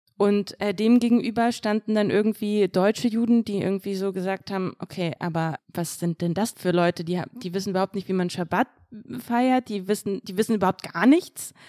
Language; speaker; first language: German; early bilingual, other home language; Russian